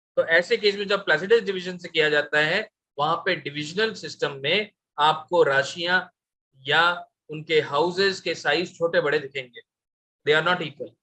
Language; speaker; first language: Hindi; non-native, local second language; Bangla